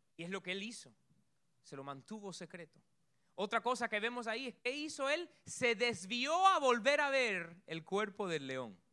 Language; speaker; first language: Spanish; early bilingual, heritage; Spanish